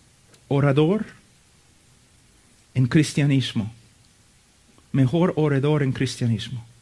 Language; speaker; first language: Spanish; non-native, fluent; English